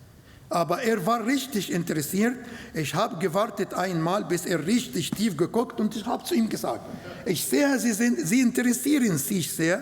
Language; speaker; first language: German; non-native, learner; Arabic